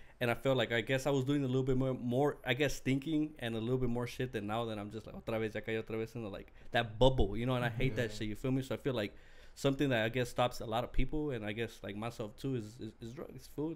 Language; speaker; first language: English; early bilingual, other home language; Spanish